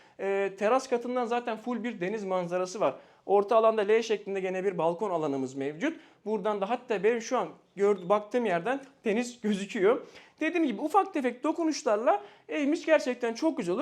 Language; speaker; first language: Turkish; native; Turkish